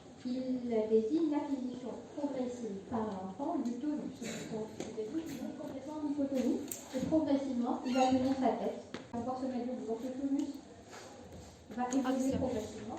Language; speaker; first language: French; non-native, local second language; Arabic